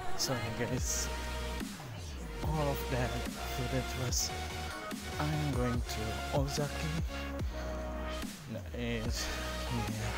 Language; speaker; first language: English; non-native, learner; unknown